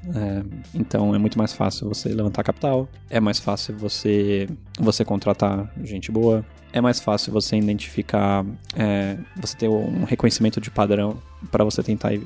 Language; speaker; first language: Portuguese; non-native, fluent; German